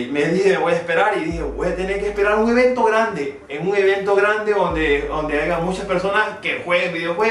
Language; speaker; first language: Spanish; early bilingual, other home language; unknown